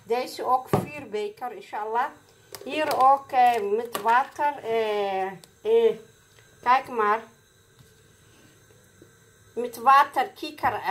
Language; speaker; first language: Dutch; non-native, learner; Somali